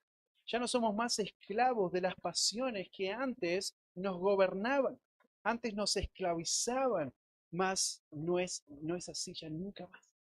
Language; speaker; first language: Spanish; native; Spanish